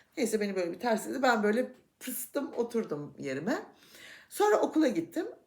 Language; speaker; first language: Turkish; native; Turkish